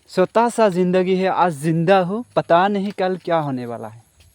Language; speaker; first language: Hindi; non-native, local second language; Assamese